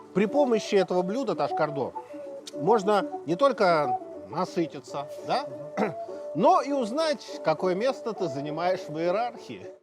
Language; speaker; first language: Russian; native; Russian